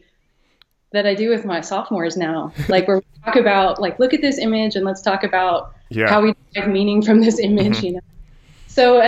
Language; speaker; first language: English; native; English